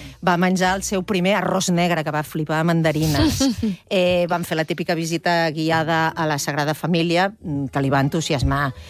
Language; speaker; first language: Catalan; native; Catalan